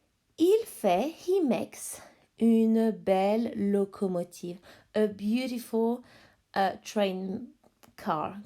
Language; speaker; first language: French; non-native, fluent; English